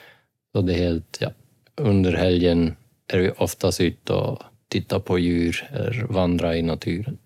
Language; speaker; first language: Swedish; non-native, fluent; Dutch